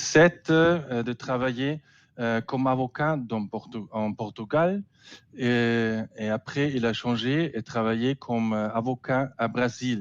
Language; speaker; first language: French; non-native, learner; German